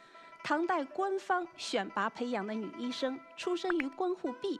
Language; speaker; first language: Chinese; native; Chinese